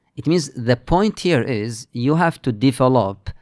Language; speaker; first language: English; non-native, fluent; Arabic